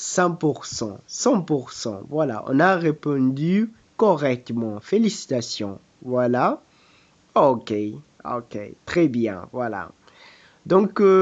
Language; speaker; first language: French; non-native, fluent; Portuguese